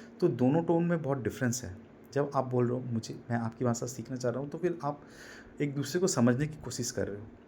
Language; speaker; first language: Hindi; non-native, local second language; Bangla